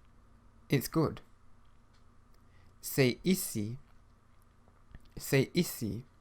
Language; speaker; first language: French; non-native, fluent; English